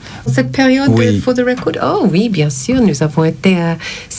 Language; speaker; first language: French; non-native, learner; English